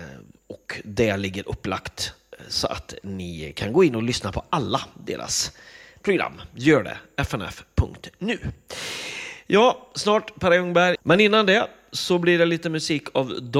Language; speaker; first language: Swedish; native; Swedish